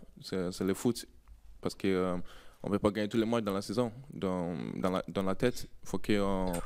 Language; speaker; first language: French; non-native, learner; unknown